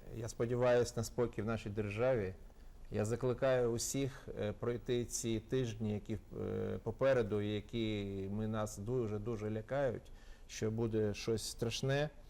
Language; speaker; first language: Ukrainian; non-native, local second language; Russian